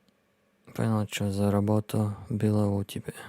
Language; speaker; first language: Russian; non-native, learner; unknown